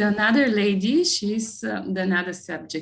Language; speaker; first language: English; non-native, learner; Bulgarian